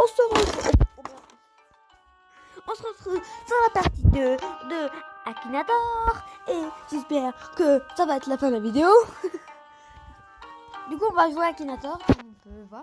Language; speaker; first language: French; native; French